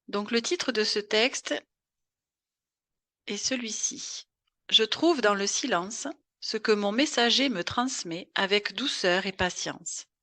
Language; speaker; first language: French; native; French